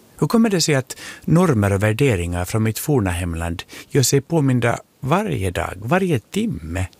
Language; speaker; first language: Swedish; native; Swedish